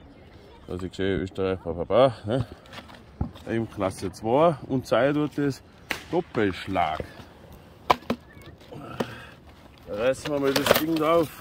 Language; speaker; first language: German; native; German